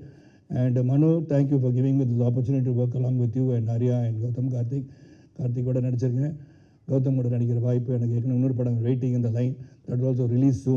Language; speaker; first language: Tamil; native; Tamil